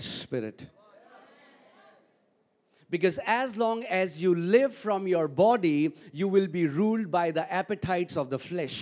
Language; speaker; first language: English; non-native, local second language; Hindi